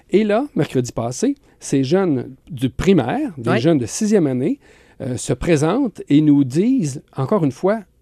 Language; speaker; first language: French; native; French